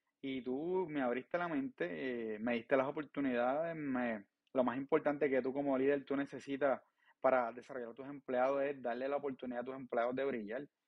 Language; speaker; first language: Spanish; native; Spanish